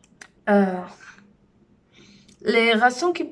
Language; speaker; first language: French; non-native, learner; Spanish